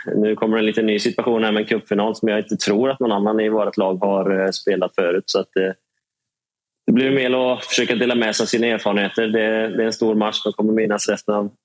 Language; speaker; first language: Swedish; native; Swedish